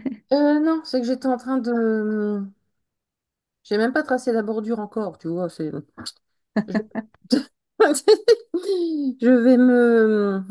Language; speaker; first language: French; native; French